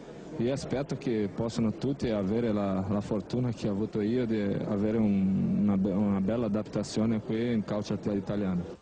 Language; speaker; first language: Italian; non-native, fluent; Portuguese